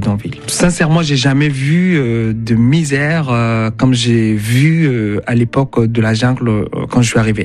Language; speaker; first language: French; non-native, fluent; Arabic